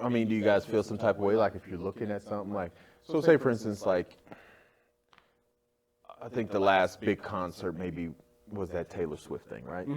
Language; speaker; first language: English; native; English